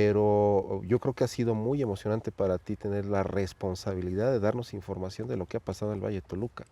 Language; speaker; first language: Spanish; native; Spanish